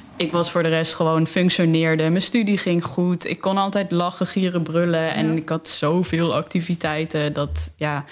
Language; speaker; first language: Dutch; native; Dutch